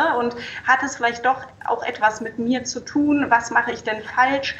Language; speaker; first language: German; native; German